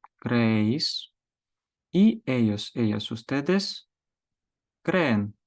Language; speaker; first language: Spanish; non-native, fluent; Ukrainian